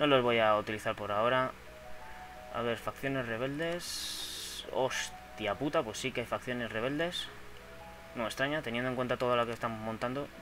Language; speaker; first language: Spanish; native; Spanish